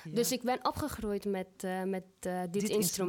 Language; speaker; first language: Dutch; non-native, learner; Arabic